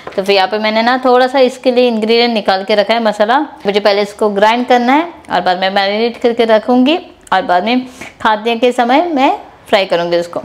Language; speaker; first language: Hindi; non-native, local second language; Konkani